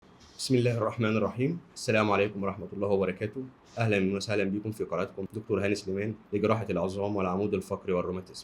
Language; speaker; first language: Arabic; native; Arabic